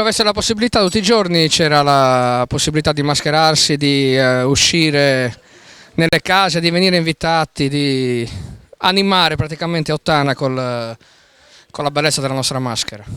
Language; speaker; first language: Italian; native; Italian